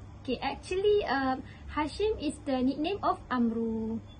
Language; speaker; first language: English; non-native, local second language; Malay